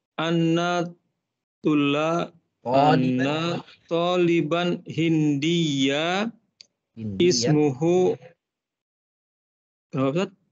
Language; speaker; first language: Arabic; non-native, learner; Indonesian